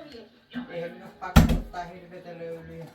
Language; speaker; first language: Finnish; native; Finnish